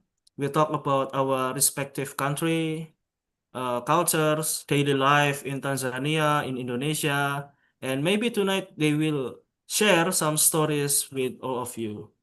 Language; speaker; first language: English; non-native, local second language; Javanese